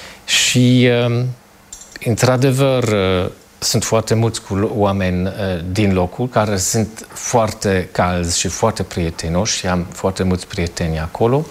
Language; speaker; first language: Romanian; non-native, fluent; German